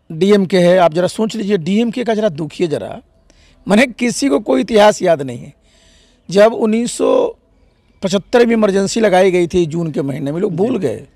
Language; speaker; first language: Hindi; native; Hindi